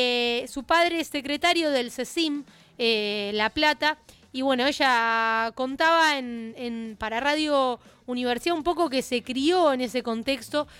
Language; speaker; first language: Spanish; native; Spanish